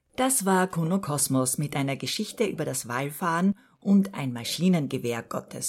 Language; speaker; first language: German; native; German